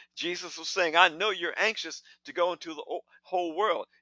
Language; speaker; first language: English; native; English